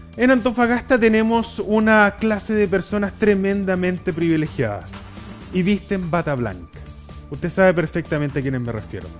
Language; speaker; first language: Spanish; native; Spanish